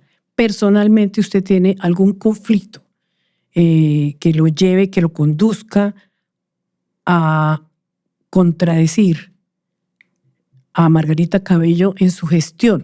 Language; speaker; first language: Spanish; native; Spanish